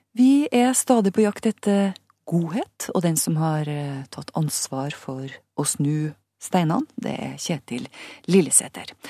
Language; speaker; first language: Norwegian; native; Norwegian